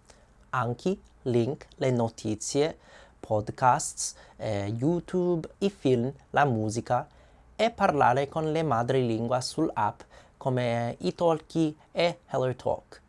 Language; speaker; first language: Italian; non-native, learner; English